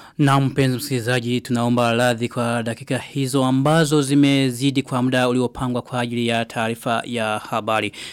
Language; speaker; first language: Swahili; non-native, local second language; Rundi